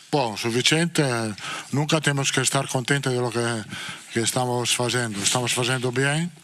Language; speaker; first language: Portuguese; non-native, learner; Italian